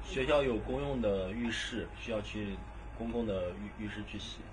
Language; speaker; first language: Chinese; native; Chinese